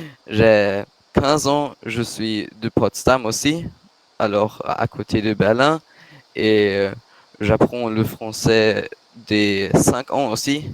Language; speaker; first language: French; non-native, learner; German